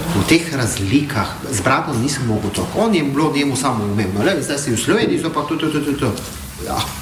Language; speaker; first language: Slovenian; non-native, fluent; Arabic